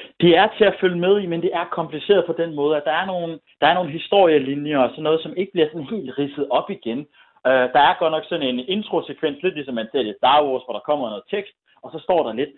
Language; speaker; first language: Danish; native; Danish